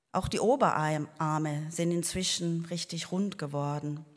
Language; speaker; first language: German; non-native, fluent; Portuguese